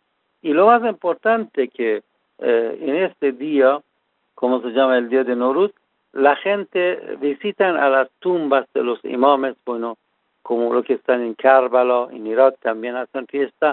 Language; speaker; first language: Spanish; non-native, fluent; Persian